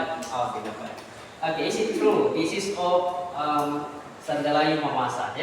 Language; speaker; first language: English; non-native, learner; Indonesian